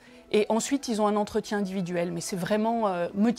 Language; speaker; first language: French; native; French